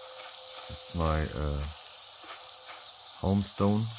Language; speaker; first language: English; non-native, learner; German